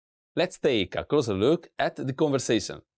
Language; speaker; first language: English; non-native, fluent; Italian